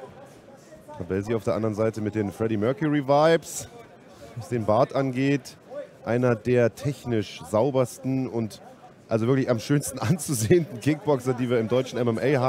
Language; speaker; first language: German; native; German